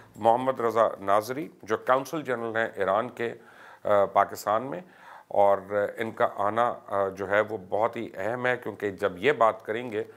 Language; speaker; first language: Urdu; native; Urdu